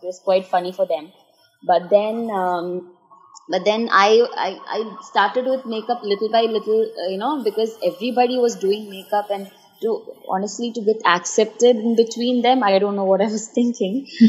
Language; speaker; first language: English; non-native, local second language; Malayalam